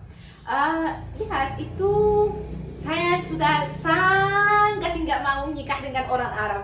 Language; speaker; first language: Indonesian; non-native, learner; Arabic